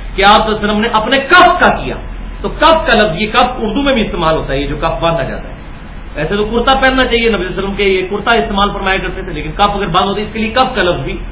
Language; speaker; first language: Urdu; non-native, local second language; Punjabi